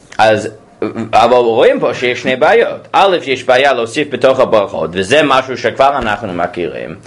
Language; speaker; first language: Hebrew; non-native, fluent; English